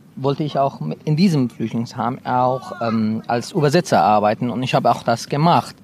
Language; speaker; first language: German; non-native, fluent; Persian